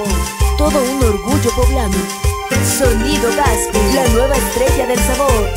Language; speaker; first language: Spanish; native; Spanish